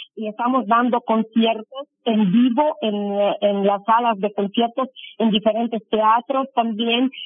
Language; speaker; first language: Spanish; non-native, fluent; Ukrainian